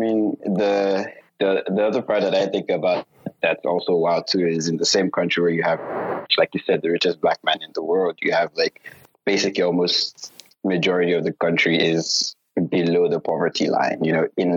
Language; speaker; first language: English; non-native, local second language; Yoruba